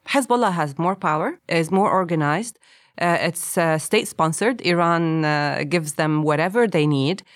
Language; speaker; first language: English; non-native, fluent; Arabic